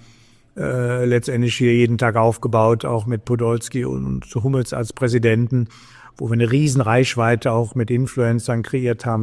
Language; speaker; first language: German; native; German